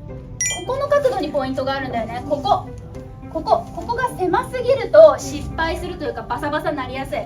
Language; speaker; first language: Japanese; native; Japanese